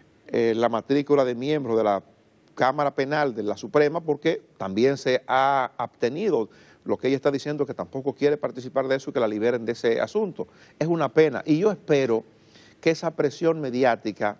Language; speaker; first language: Spanish; native; Spanish